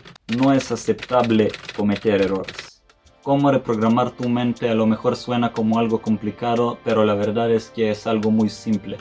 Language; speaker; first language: Spanish; non-native, fluent; Serbian